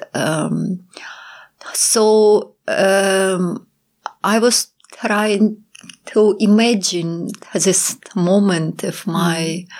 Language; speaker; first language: English; non-native, fluent; Russian